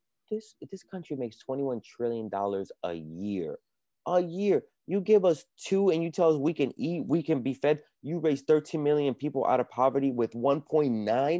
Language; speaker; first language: English; early bilingual, other home language; Spanish